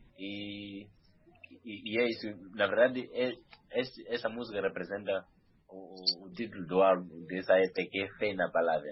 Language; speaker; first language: Portuguese; non-native, local second language; Nyanja